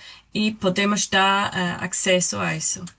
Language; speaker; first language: Portuguese; non-native, learner; English